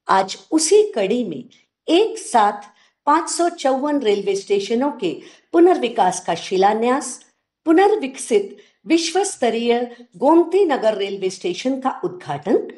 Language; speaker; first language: Hindi; native; Hindi